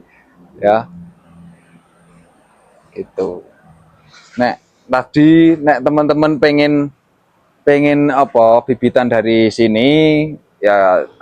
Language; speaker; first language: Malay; non-native, local second language; Javanese